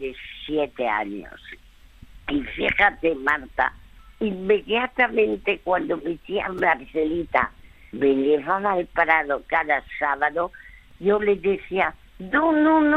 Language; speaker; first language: Spanish; early bilingual, other home language; French